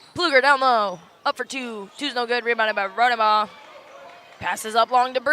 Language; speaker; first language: English; native; English